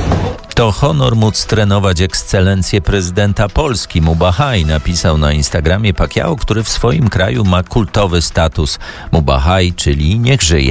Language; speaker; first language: Polish; native; Polish